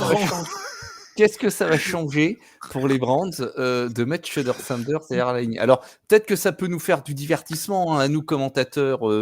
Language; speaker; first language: French; native; French